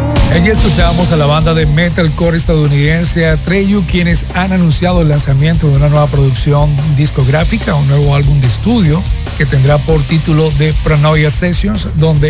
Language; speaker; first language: Spanish; native; Spanish